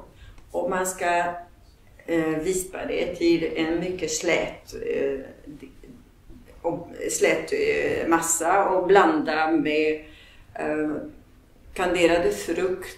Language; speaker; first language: Swedish; non-native, fluent; Polish